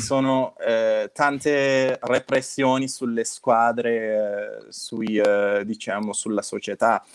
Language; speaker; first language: Italian; non-native, fluent; Turkish